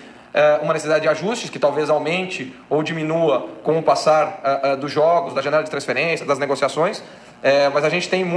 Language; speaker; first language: Portuguese; native; Portuguese